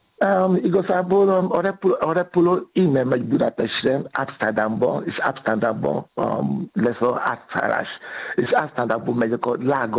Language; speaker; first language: Hungarian; non-native, fluent; Yoruba